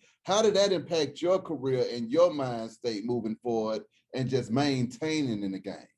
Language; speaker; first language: English; native; English